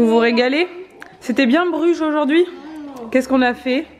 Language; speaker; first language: French; native; French